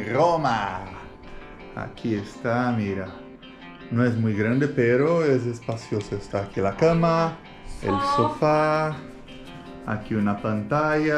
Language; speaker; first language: Spanish; non-native, fluent; Portuguese